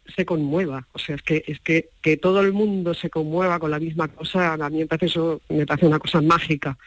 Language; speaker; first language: Spanish; native; Spanish